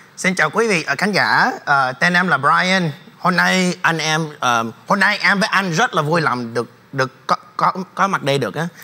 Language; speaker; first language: Vietnamese; early bilingual, heritage; Vietnamese